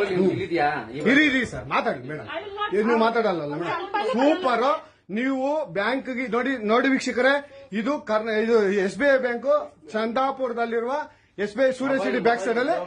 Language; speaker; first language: Kannada; native; Kannada